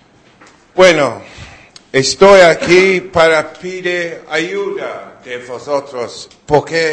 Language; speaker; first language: Spanish; non-native, learner; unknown